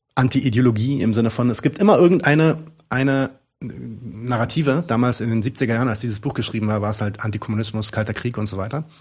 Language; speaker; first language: German; early bilingual, other home language; Arabic